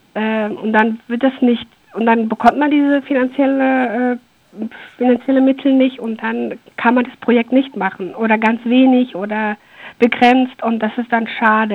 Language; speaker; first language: German; early bilingual, other home language; Persian